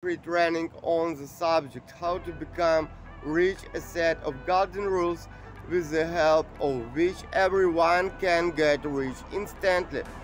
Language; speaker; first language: English; non-native, learner; Ukrainian